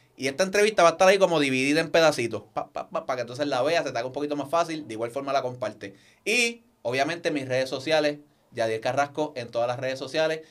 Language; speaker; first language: Spanish; native; Spanish